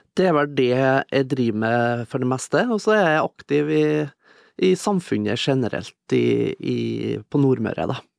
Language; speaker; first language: Norwegian; native; Norwegian